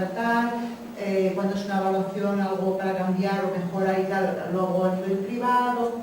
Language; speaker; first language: Spanish; native; Spanish